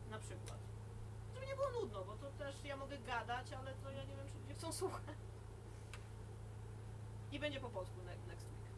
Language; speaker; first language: Polish; native; Polish